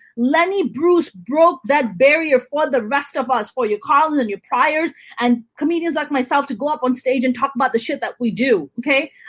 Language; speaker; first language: English; non-native, local second language; Urdu